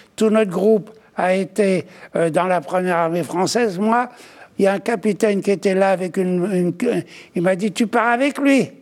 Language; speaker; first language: French; native; French